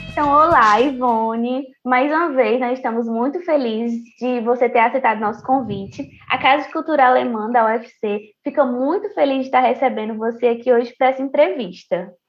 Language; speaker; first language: Portuguese; native; Portuguese